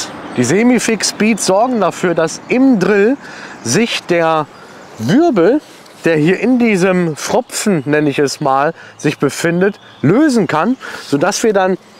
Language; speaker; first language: German; native; German